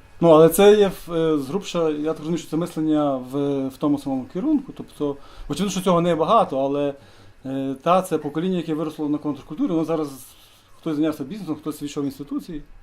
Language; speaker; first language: Ukrainian; native; Ukrainian